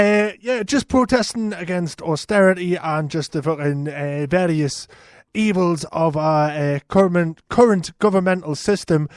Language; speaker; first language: English; native; English